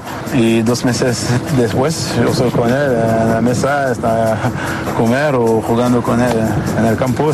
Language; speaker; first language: Spanish; non-native, learner; French